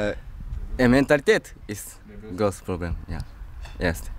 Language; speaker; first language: German; non-native, learner; Japanese